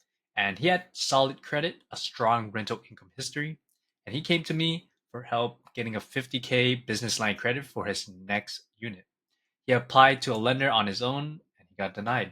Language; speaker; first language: English; native; English